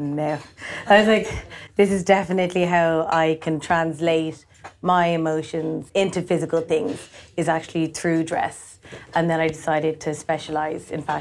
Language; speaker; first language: English; native; English